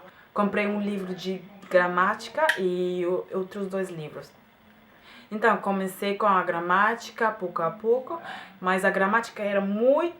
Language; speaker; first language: Portuguese; non-native, fluent; German